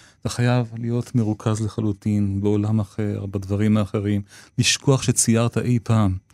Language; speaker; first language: Hebrew; native; Hebrew